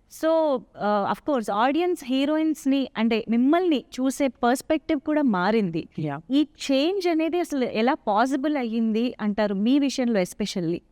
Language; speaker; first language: Telugu; native; Telugu